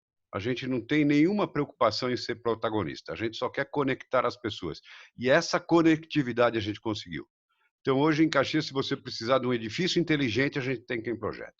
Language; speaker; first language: Portuguese; native; Portuguese